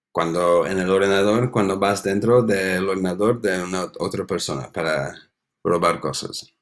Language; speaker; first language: Spanish; non-native, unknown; English